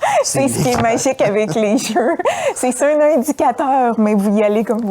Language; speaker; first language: French; native; French